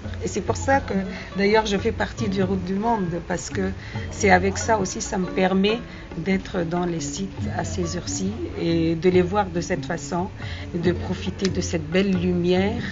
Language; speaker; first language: French; non-native, fluent; Arabic